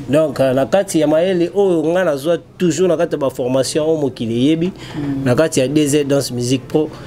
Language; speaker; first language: Lingala; native; Lingala